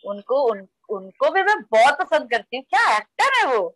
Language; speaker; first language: Hindi; native; Hindi